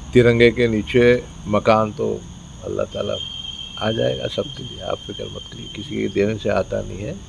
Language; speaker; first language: Hindi; native; Hindi